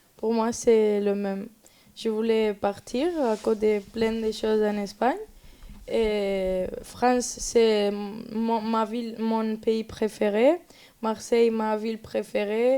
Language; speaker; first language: French; non-native, learner; Spanish